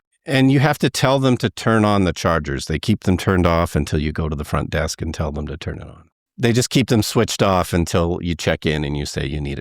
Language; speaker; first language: English; native; English